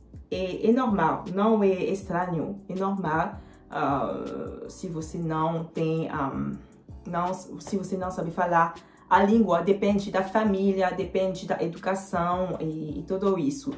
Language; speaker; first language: Portuguese; non-native, learner; Lingala